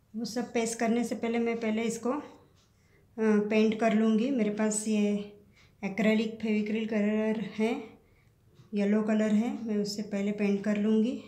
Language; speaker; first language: Hindi; non-native, local second language; Marathi